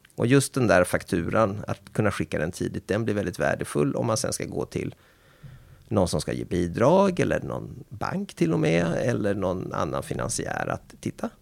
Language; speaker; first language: Swedish; native; Swedish